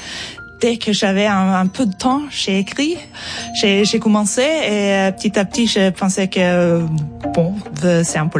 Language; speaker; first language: French; non-native, fluent; Norwegian